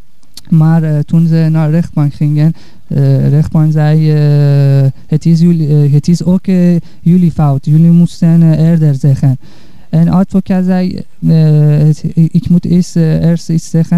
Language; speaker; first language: Dutch; non-native, learner; Persian